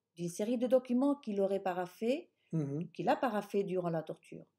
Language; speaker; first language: French; early bilingual, other home language; Spanish